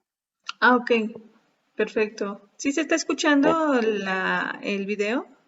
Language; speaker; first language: Spanish; native; Spanish